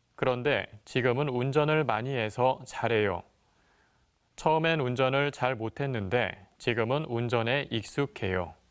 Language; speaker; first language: Korean; native; Korean